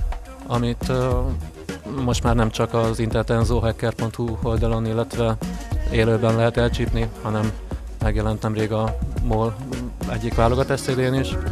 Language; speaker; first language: Hungarian; native; Hungarian